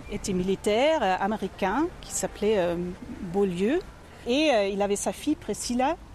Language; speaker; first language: French; non-native, fluent; German